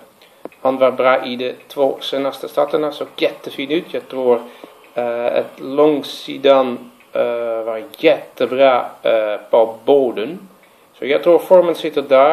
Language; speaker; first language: Swedish; non-native, fluent; Dutch